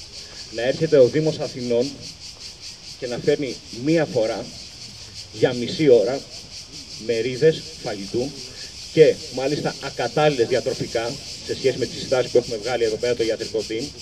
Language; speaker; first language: Greek; native; Greek